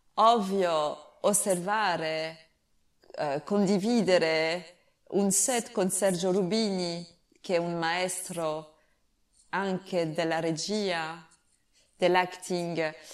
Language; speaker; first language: Italian; non-native, fluent; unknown